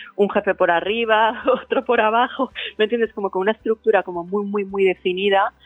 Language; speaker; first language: Spanish; native; Spanish